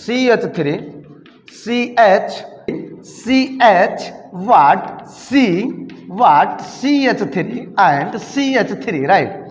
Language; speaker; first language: Hindi; native; Hindi